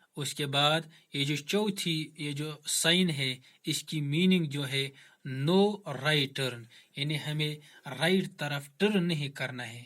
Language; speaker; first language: Urdu; non-native, local second language; Kashmiri